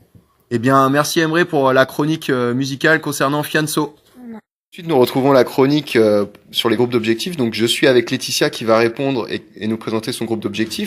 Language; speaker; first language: French; native; French